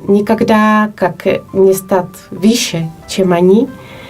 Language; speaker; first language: Russian; non-native, fluent; Polish